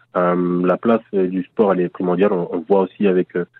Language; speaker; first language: French; native; French